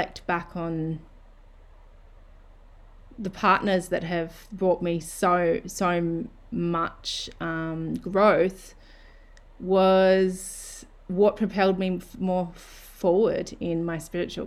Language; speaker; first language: English; native; English